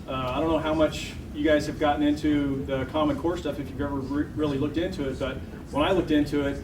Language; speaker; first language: English; native; English